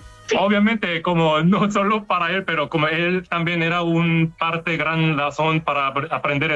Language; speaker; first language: Spanish; non-native, learner; Korean